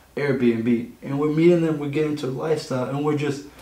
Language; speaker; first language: English; native; English